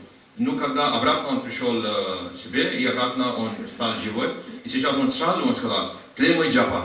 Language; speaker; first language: Russian; non-native, learner; Hindi